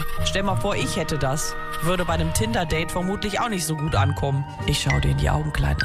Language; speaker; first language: German; native; German